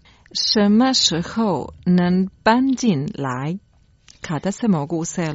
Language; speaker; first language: Chinese; non-native, learner; Croatian